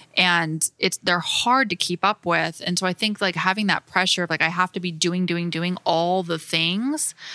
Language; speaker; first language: English; native; English